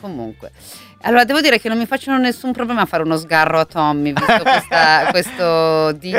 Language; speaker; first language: Italian; native; Italian